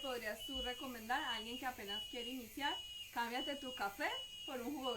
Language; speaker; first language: Spanish; native; Spanish